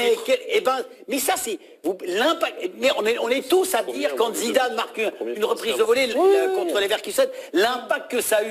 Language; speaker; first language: French; native; French